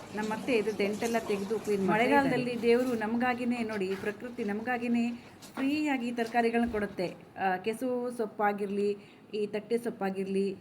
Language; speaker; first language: Kannada; non-native, local second language; Konkani